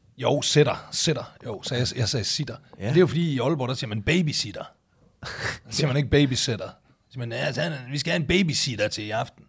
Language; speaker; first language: Danish; native; Danish